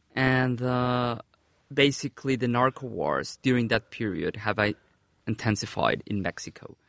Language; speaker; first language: English; non-native, fluent; Spanish